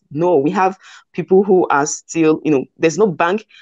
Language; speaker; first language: English; non-native, local second language; Igbo